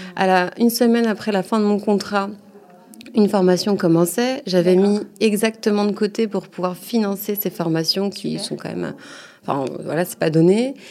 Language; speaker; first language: French; native; French